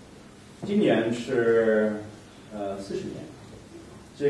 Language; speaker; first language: Chinese; non-native, fluent; English